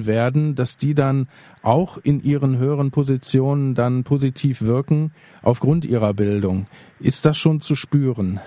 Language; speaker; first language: German; native; German